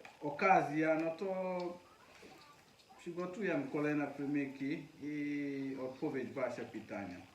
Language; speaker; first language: Polish; non-native, learner; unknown